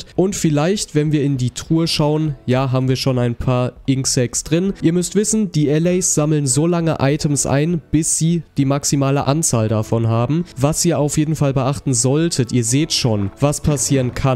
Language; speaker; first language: German; native; German